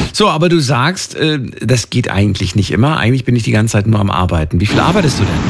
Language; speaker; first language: German; native; German